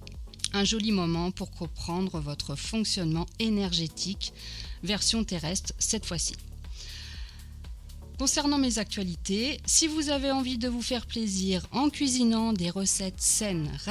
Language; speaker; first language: French; native; French